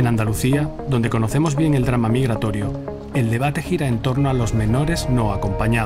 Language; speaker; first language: Spanish; native; Spanish